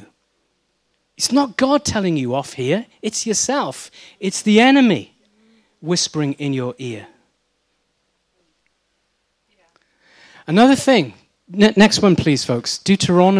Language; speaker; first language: English; native; English